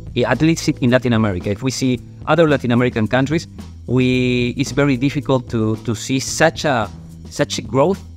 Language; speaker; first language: English; non-native, fluent; Spanish